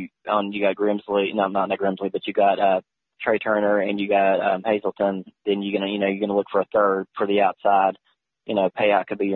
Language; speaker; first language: English; native; English